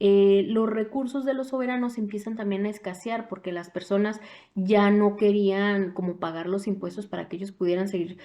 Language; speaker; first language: Spanish; native; Spanish